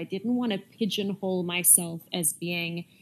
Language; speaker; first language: English; native; English